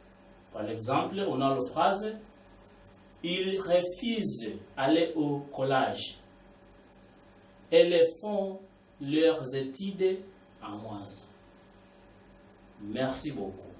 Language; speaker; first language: French; non-native, learner; Swahili